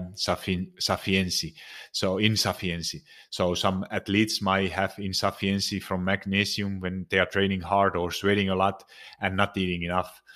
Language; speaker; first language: English; non-native, fluent; Finnish